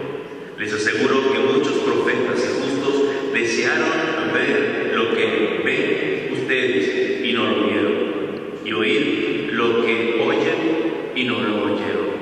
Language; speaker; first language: Spanish; native; Spanish